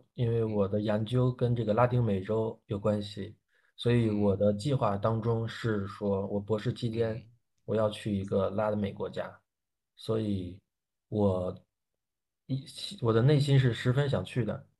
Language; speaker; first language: Chinese; native; Chinese